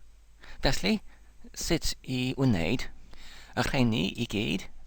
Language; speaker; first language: Welsh; non-native, learner; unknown